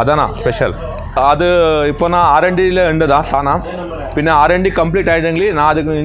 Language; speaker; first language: Malayalam; non-native, fluent; Tamil